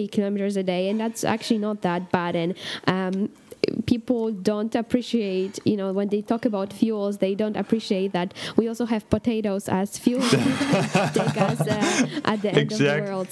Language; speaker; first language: English; non-native, fluent; Polish